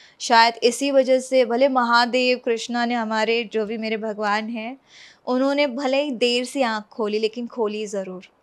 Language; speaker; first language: Hindi; non-native, local second language; Gujarati